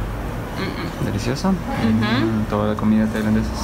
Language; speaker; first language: Spanish; non-native, learner; English